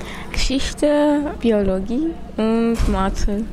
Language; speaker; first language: German; non-native, learner; Armenian